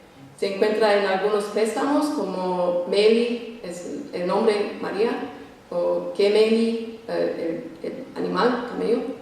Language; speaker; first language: Spanish; non-native, fluent; English